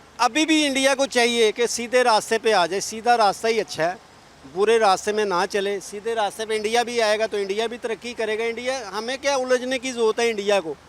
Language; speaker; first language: Urdu; non-native, local second language; Punjabi